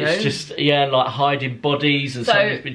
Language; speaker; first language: English; native; English